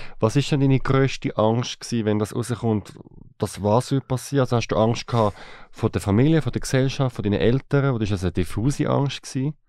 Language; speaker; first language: German; native; German